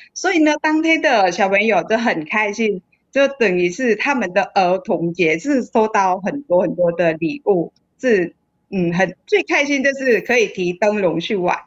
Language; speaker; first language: Chinese; non-native, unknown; Vietnamese